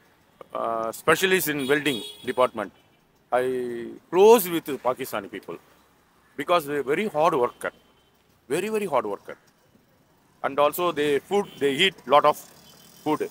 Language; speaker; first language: English; non-native, learner; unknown